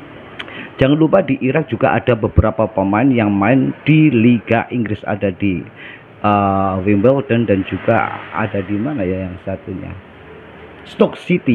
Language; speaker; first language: Indonesian; native; Indonesian